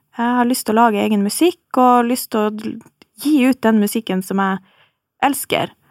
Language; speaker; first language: Norwegian; native; Norwegian